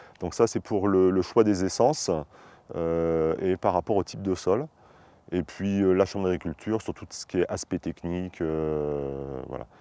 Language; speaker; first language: French; native; French